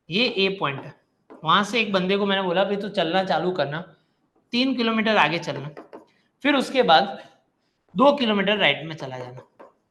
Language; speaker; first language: Hindi; non-native, local second language; Gujarati